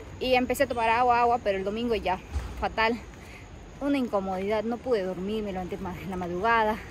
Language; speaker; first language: Spanish; native; Spanish